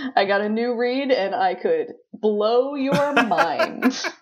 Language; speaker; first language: English; native; English